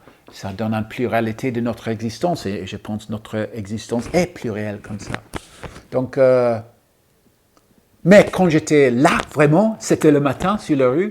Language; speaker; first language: French; non-native, fluent; English